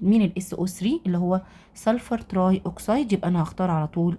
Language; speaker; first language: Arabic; native; Arabic